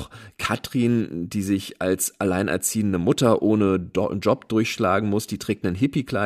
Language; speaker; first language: German; native; German